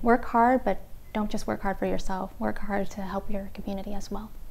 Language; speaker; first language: English; early bilingual, other home language; Vietnamese